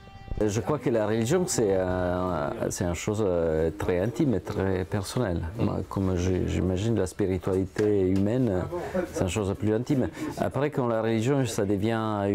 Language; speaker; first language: French; non-native, fluent; Italian